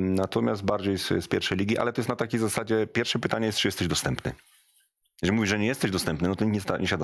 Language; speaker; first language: Polish; native; Polish